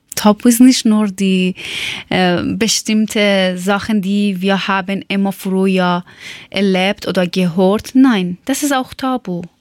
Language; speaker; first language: German; non-native, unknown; Persian